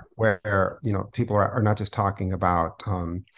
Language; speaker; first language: English; early bilingual, other home language; Spanish